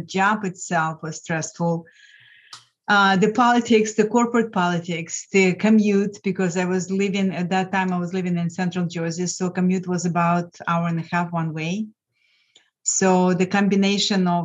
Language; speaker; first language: English; non-native, fluent; Lithuanian